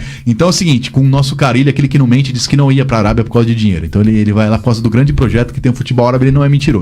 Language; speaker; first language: Portuguese; native; Portuguese